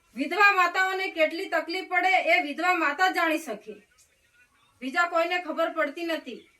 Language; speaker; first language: Gujarati; native; Gujarati